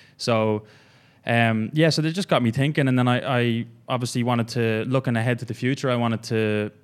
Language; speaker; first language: English; native; English